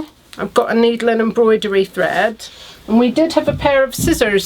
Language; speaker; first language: English; native; English